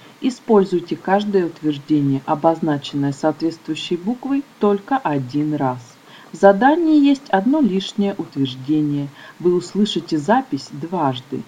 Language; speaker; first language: Russian; native; Russian